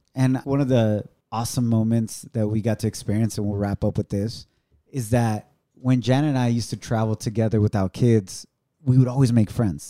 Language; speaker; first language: English; early bilingual, other home language; Spanish